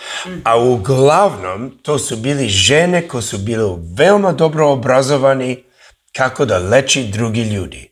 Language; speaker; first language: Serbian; early bilingual, heritage; English